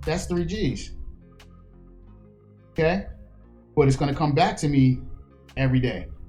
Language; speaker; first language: English; native; English